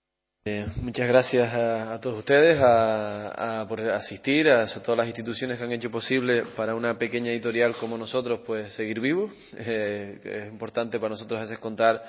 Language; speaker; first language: Spanish; native; Spanish